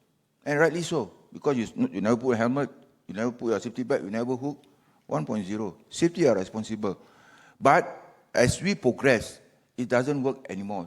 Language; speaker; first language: English; non-native, local second language; Malay